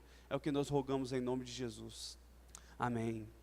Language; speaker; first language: Portuguese; native; Portuguese